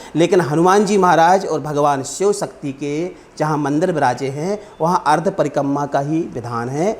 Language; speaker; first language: Hindi; native; Hindi